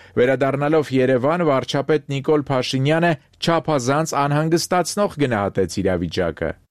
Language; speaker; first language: Armenian; native; Armenian